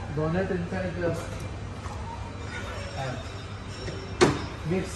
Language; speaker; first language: English; non-native, learner; Filipino